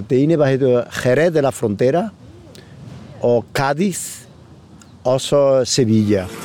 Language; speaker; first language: Danish; non-native, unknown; Spanish